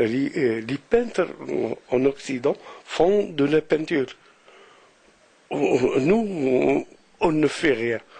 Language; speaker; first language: French; non-native, local second language; Arabic